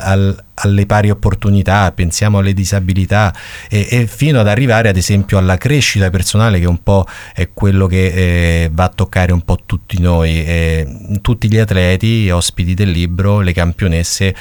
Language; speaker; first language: Italian; native; Italian